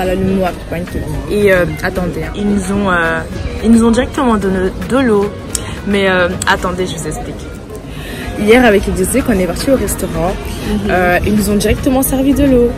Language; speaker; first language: French; native; French